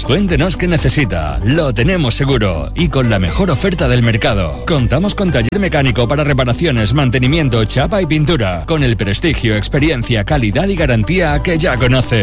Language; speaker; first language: Spanish; native; Spanish